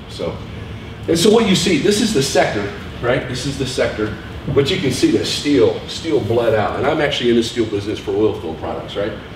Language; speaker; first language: English; native; English